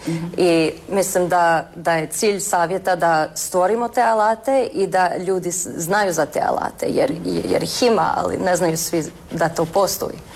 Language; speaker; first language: Croatian; early bilingual, heritage; Croatian